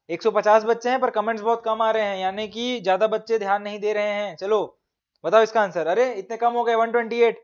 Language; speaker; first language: Hindi; native; Hindi